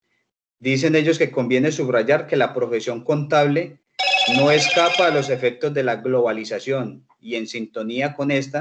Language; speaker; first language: Spanish; native; Spanish